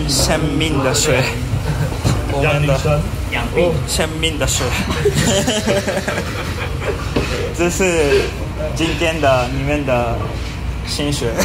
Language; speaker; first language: Chinese; non-native, learner; Japanese